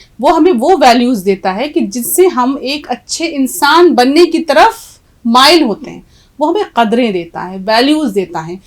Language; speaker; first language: Urdu; native; Urdu